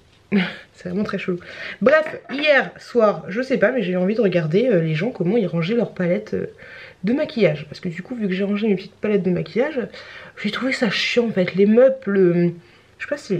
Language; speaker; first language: French; native; French